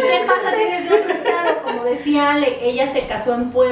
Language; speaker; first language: Spanish; native; Spanish